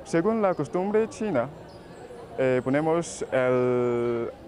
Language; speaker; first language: Spanish; non-native, fluent; Chinese